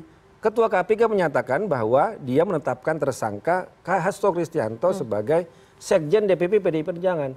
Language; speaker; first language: Indonesian; native; Indonesian